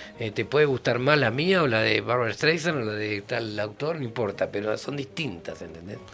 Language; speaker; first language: Spanish; native; Spanish